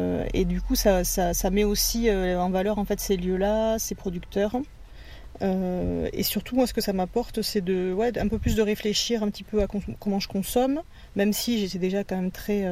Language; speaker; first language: French; native; French